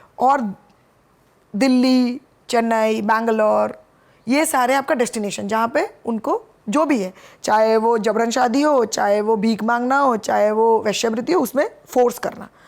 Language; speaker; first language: Hindi; non-native, local second language; Bangla